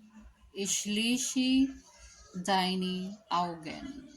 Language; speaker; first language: German; non-native, learner; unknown